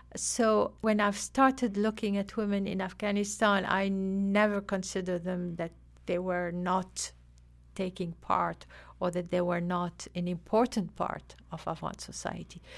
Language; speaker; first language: English; non-native, fluent; Arabic